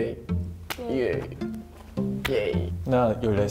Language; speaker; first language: Korean; early bilingual, heritage; English